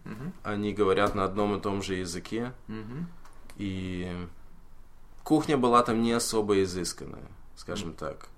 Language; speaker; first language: Russian; early bilingual, heritage; Russian